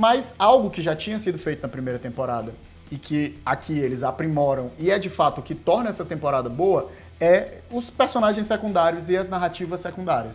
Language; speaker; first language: Portuguese; native; Portuguese